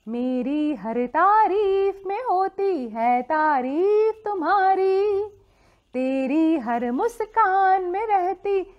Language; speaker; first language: Hindi; native; Hindi